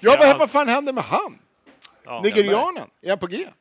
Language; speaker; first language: Swedish; native; Swedish